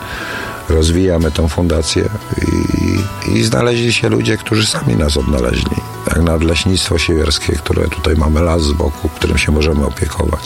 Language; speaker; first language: Polish; native; Polish